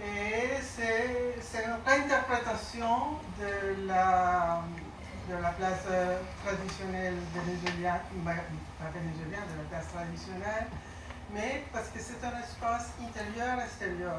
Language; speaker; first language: French; non-native, learner; Spanish